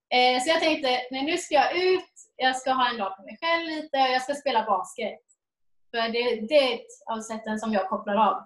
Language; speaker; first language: Swedish; native; Swedish